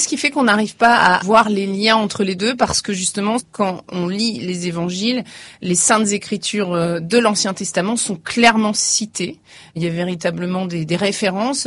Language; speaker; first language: French; native; French